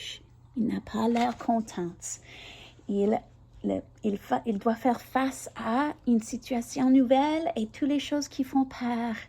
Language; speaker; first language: French; non-native, learner; English